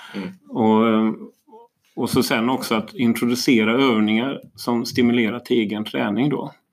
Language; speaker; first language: Swedish; native; Swedish